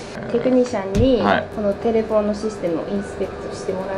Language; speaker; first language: Japanese; native; Japanese